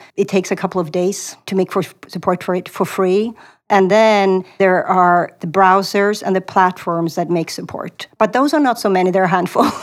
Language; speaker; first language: English; non-native, fluent; Swedish